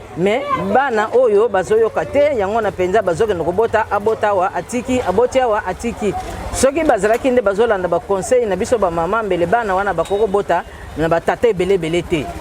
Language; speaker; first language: Lingala; native; Lingala